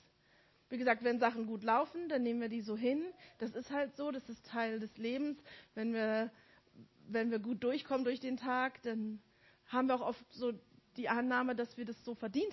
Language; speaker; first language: German; native; German